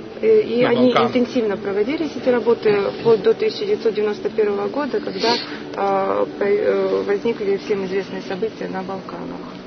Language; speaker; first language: Russian; native; Russian